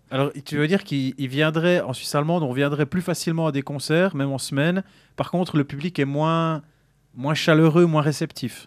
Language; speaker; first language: French; native; French